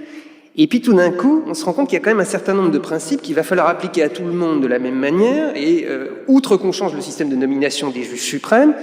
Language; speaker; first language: French; native; French